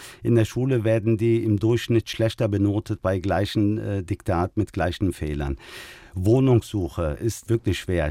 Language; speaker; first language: German; early bilingual, other home language; Turkish